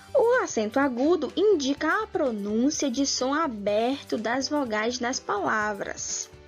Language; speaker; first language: Portuguese; native; Portuguese